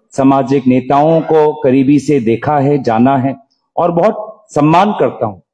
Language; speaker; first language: Hindi; non-native, local second language; Assamese